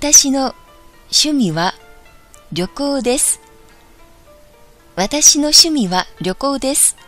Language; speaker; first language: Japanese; non-native, fluent; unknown